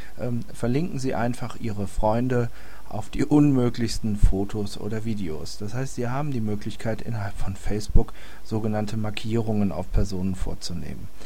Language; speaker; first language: German; native; German